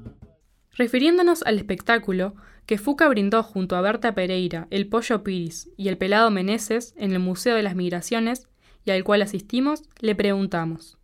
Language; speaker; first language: Spanish; native; Spanish